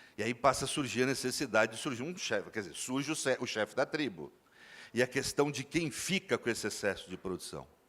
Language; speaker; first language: Portuguese; native; Portuguese